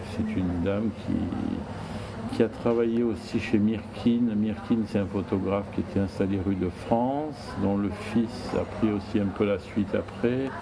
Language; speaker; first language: French; native; French